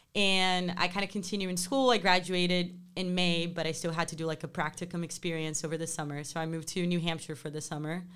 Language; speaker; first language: English; non-native, fluent; Portuguese